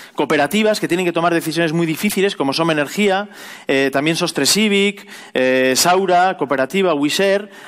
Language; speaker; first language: Spanish; native; Spanish